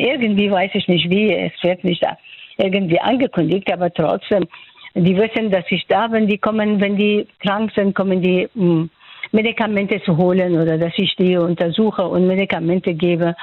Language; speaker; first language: German; non-native, fluent; Persian